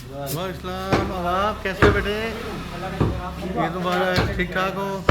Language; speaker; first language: Hindi; non-native, local second language; Punjabi